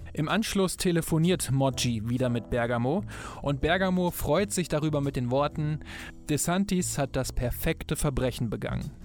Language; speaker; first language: German; native; German